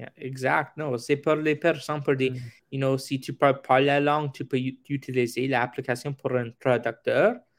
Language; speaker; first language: French; non-native, local second language; English